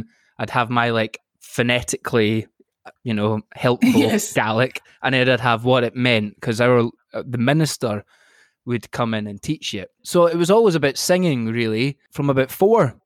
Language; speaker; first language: English; native; English